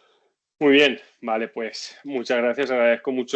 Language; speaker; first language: Spanish; native; Spanish